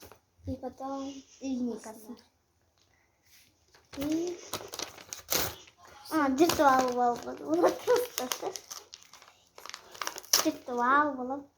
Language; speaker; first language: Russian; non-native, local second language; Kazakh